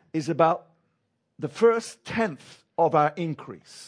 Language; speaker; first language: English; native; English